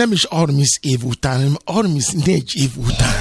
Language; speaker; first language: Hungarian; non-native, fluent; Yoruba